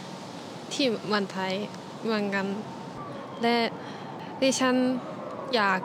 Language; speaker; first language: Thai; non-native, learner; Japanese